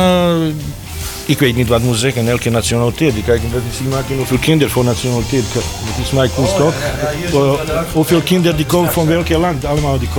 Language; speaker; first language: Dutch; non-native, learner; Bosnian